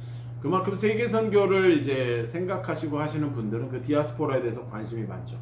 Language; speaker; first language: Korean; native; Korean